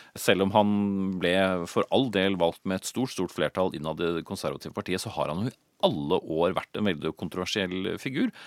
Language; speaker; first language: Norwegian; native; Norwegian